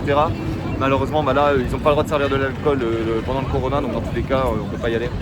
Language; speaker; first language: French; native; French